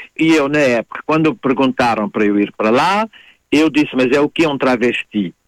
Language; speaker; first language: Portuguese; native; Portuguese